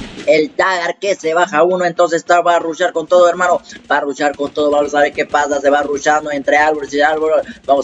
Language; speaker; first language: Spanish; native; Spanish